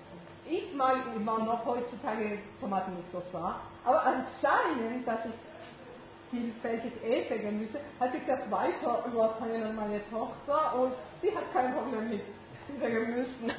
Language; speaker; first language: German; non-native, fluent; Spanish